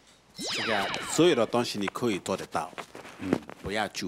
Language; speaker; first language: Chinese; non-native, learner; French